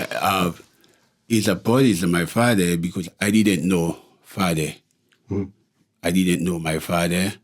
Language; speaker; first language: English; non-native, local second language; Haitian Creole